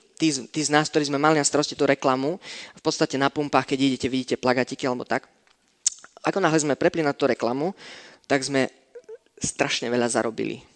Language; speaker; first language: Slovak; non-native, fluent; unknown